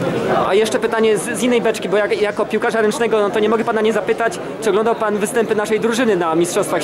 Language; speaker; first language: Polish; native; Polish